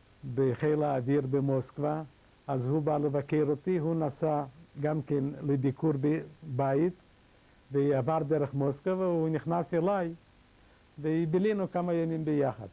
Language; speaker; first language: Hebrew; non-native, fluent; Yiddish